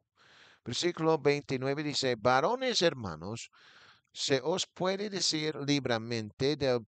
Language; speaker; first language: Spanish; non-native, fluent; English